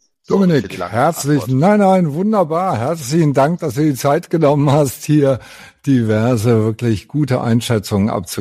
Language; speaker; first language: German; native; German